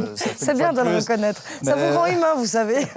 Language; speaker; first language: French; native; French